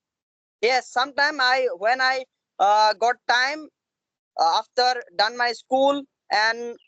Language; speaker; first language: English; non-native, learner; Assamese